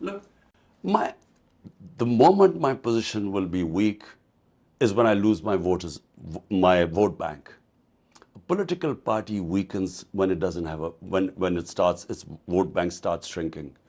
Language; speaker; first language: English; non-native, local second language; Urdu